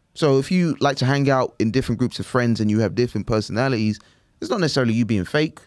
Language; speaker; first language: English; native; English